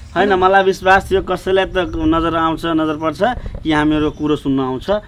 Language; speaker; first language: Nepali; non-native, local second language; Maithili